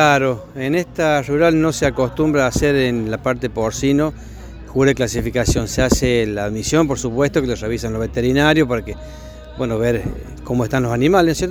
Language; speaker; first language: Spanish; native; Spanish